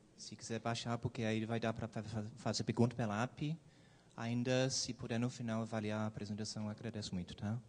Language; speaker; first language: Portuguese; non-native, fluent; English